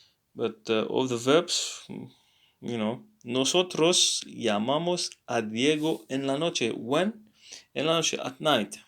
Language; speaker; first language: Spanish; non-native, learner; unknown